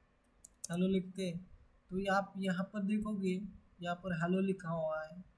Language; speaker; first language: Hindi; native; Hindi